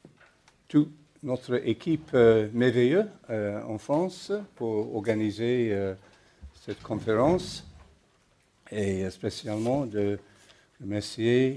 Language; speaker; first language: French; non-native, learner; English